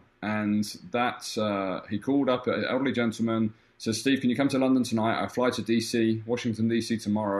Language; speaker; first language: English; native; English